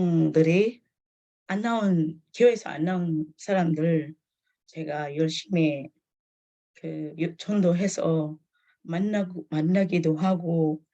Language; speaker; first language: Korean; non-native, fluent; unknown